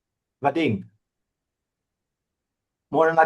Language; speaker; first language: Russian; non-native, learner; Chinese